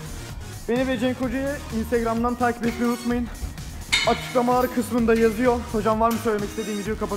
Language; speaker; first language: Turkish; native; Turkish